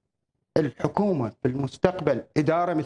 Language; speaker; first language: Arabic; native; Arabic